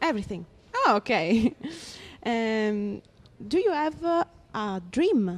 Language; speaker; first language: English; non-native, learner; Italian